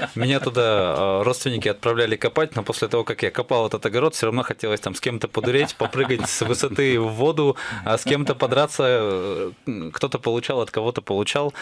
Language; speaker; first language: Russian; native; Russian